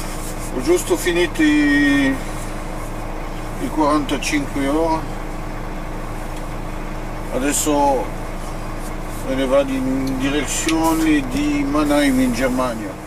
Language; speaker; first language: Italian; non-native, fluent; French